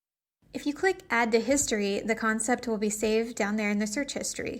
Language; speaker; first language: English; native; English